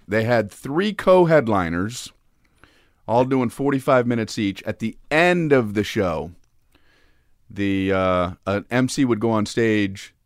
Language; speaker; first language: English; native; English